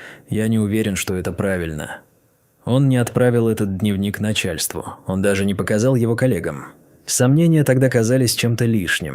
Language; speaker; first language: Russian; native; Russian